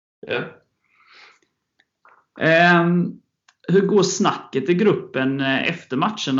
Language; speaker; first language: Swedish; native; Swedish